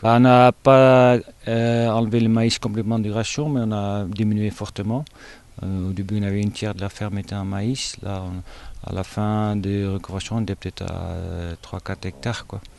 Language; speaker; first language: French; non-native, fluent; Dutch